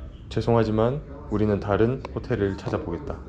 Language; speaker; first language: Korean; native; Korean